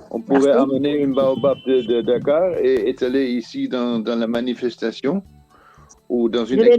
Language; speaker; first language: French; non-native, fluent; Dutch